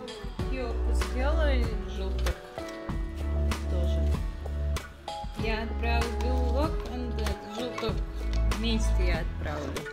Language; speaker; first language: Russian; non-native, learner; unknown